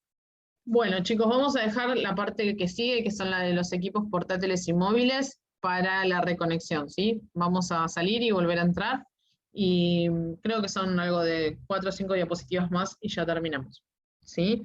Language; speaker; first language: Spanish; native; Spanish